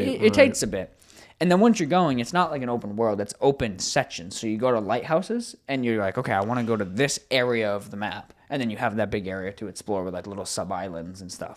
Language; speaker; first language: English; native; English